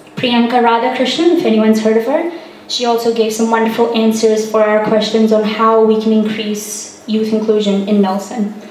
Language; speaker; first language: English; non-native, local second language; Hindi